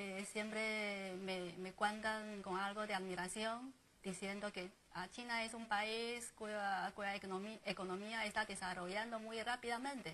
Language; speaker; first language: Spanish; non-native, fluent; Chinese